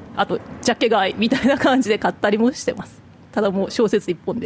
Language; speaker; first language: Japanese; native; Japanese